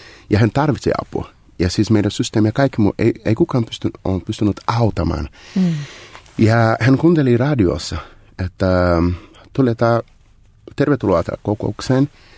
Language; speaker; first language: Finnish; non-native, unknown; Portuguese